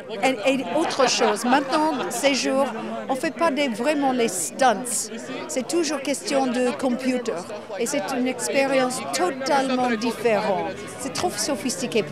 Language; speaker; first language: French; non-native, fluent; English